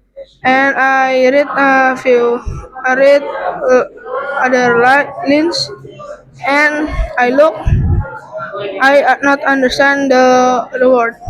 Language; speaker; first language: English; non-native, learner; Indonesian